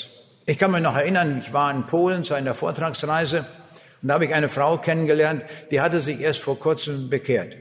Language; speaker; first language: German; native; German